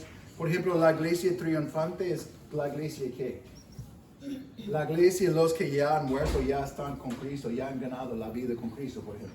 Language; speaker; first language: Spanish; non-native, fluent; English